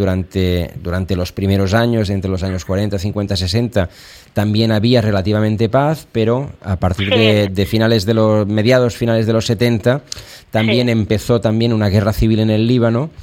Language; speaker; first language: Spanish; non-native, local second language; Catalan